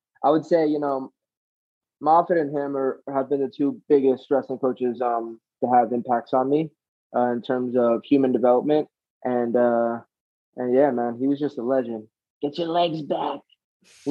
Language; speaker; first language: English; native; English